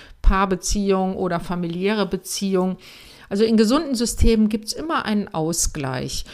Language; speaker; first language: German; native; German